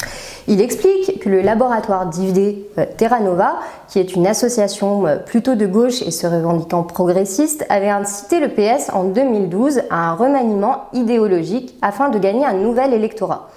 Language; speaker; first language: French; native; French